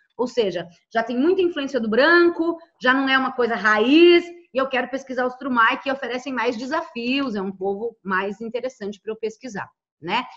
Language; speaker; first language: Portuguese; native; Portuguese